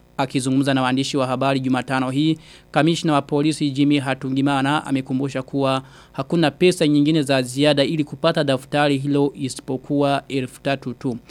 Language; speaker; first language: Swahili; non-native, local second language; Rundi